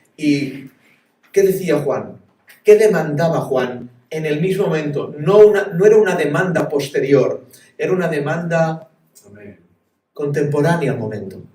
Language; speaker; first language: Spanish; native; Spanish